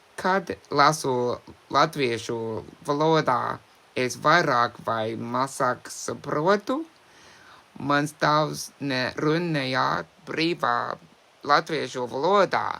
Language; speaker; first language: Latvian; non-native, learner; English